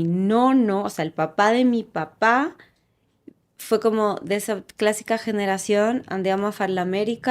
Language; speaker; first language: Spanish; native; Spanish